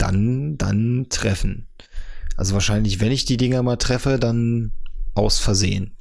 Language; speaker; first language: German; native; German